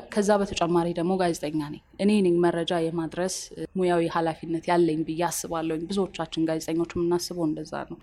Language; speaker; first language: Amharic; native; Amharic